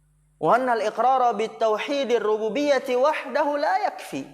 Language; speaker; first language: Arabic; non-native, fluent; Indonesian